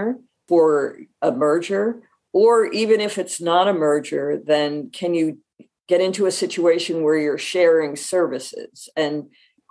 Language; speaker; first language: English; native; English